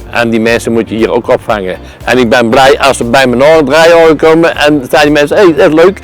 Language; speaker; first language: Dutch; native; Dutch